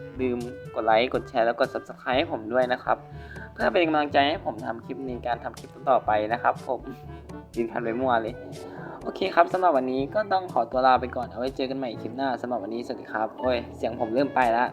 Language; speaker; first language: Thai; native; Thai